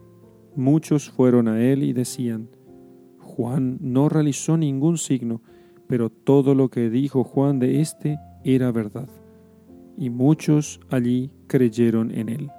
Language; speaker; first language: Spanish; native; Spanish